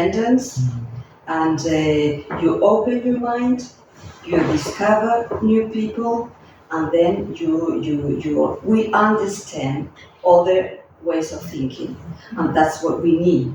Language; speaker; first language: English; non-native, fluent; Spanish